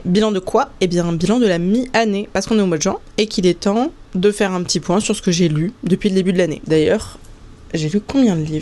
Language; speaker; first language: French; native; French